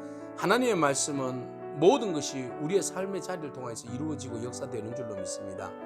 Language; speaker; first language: Korean; native; Korean